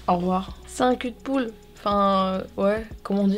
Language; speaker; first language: French; native; French